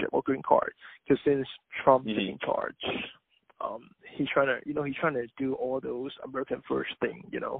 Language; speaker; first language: English; non-native, local second language; Cantonese